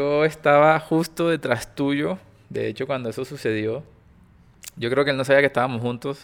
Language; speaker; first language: Spanish; native; Spanish